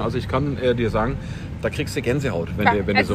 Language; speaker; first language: German; native; German